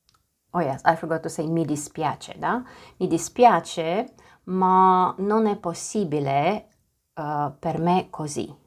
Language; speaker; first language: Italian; non-native, learner; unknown